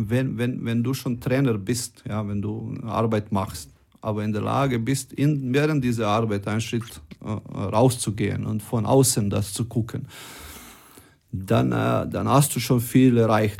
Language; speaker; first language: German; non-native, fluent; Croatian